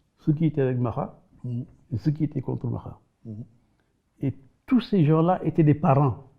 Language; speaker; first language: French; non-native, local second language; Wolof